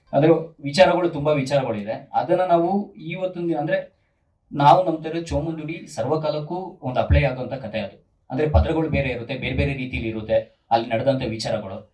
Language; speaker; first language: Kannada; native; Kannada